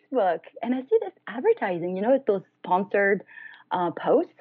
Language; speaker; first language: English; non-native, fluent; French